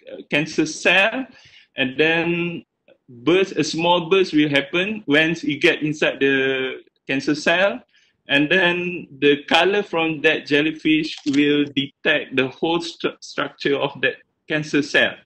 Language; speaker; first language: English; non-native, local second language; Malay